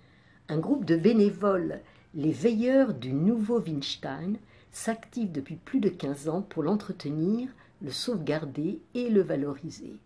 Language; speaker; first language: French; native; French